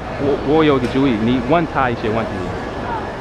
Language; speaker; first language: Chinese; non-native, learner; English